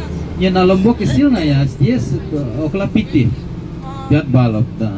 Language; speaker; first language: Russian; non-native, learner; Balinese